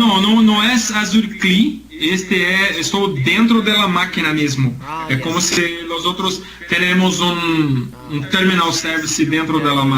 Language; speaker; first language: Spanish; non-native, learner; Portuguese